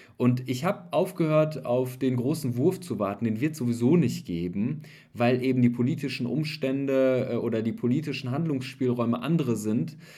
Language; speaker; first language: German; early bilingual, other home language; Persian